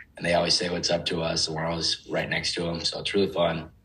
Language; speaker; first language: English; native; English